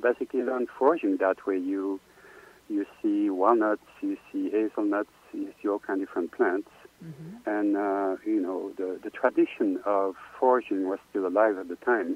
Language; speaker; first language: English; non-native, fluent; French